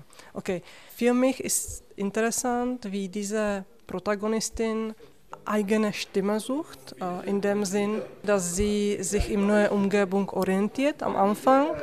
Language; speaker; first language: German; non-native, fluent; Czech